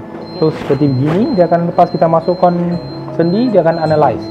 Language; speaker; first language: Malay; native; Malay